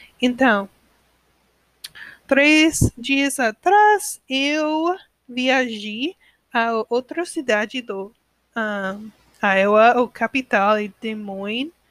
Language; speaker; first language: Portuguese; non-native, learner; English